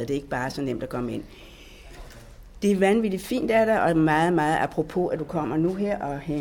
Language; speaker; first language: Danish; native; Danish